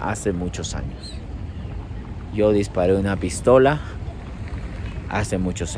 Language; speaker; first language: Spanish; early bilingual, heritage; Spanish